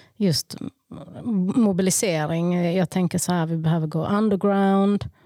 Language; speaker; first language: Swedish; early bilingual, other home language; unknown